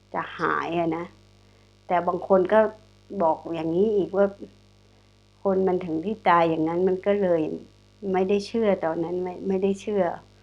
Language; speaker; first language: Thai; non-native, local second language; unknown